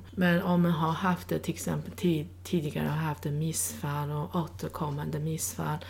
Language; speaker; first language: Swedish; non-native, fluent; Chinese